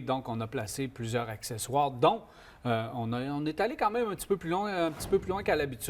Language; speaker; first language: French; native; French